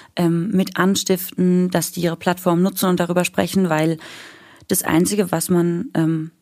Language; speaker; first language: German; native; German